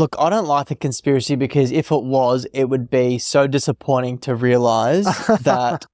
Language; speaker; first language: English; native; English